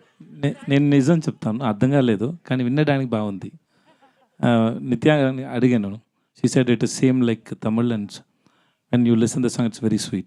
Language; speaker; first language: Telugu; non-native, learner; Tamil